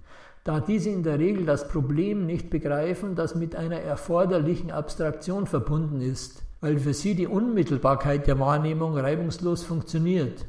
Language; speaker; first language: German; native; German